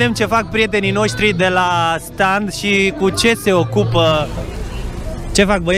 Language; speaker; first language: Romanian; native; Romanian